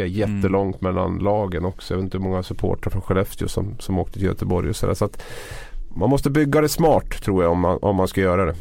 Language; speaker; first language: Swedish; native; Swedish